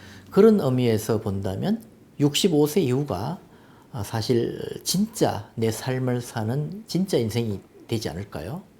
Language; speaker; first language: Korean; native; Korean